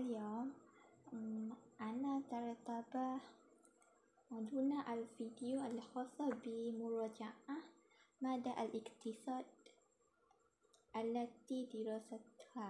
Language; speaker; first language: Arabic; non-native, learner; Malay